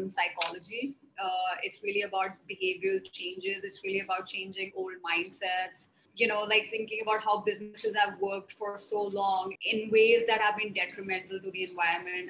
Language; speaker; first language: English; non-native, local second language; Hindi